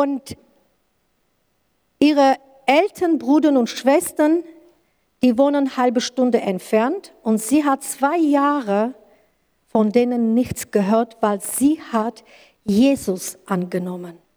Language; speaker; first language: German; non-native, learner; Kurdish